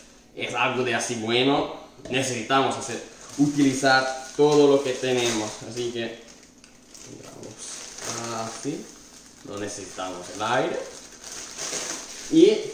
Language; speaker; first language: Spanish; non-native, fluent; Italian